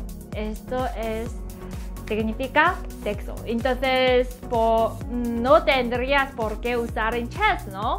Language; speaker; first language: Spanish; non-native, learner; Korean